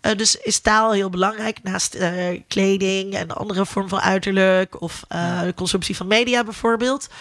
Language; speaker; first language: Dutch; native; Dutch